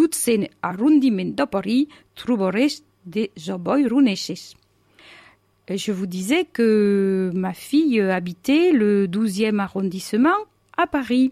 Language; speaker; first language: French; native; French